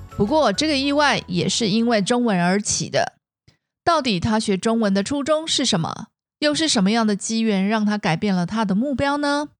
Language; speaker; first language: Chinese; native; Chinese